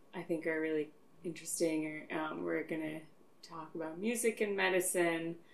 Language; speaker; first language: English; native; English